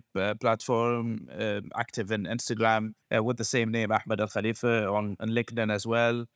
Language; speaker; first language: English; non-native, fluent; Arabic